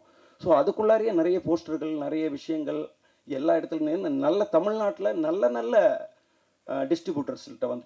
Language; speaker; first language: Tamil; native; Tamil